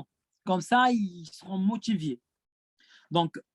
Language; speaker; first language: French; non-native, fluent; Arabic